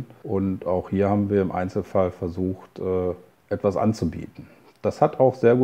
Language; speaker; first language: German; native; German